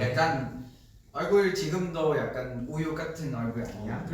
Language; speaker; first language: Korean; non-native, learner; Vietnamese